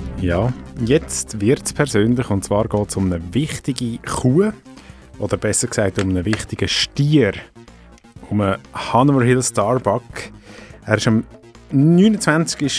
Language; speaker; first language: German; native; German